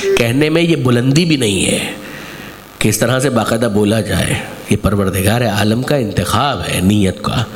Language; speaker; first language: Urdu; non-native, local second language; Gujarati